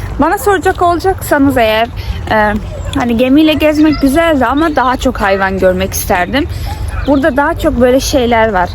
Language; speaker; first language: Turkish; early bilingual, heritage; Turkish